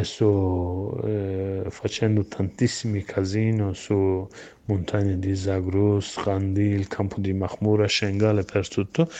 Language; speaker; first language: Italian; non-native, learner; Kurdish